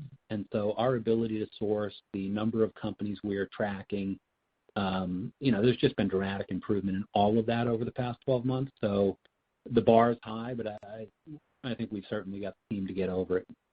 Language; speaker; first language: English; native; English